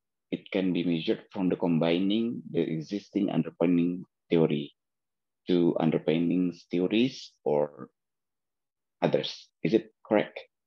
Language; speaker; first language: English; non-native, fluent; Indonesian